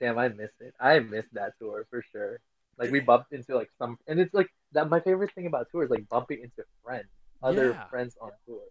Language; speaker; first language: English; non-native, local second language; Filipino